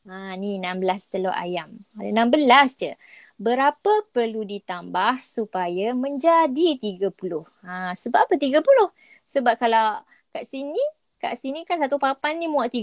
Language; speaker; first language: Malay; native; Malay